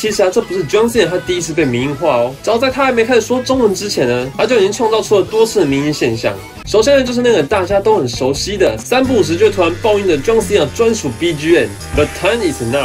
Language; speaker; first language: Chinese; native; Chinese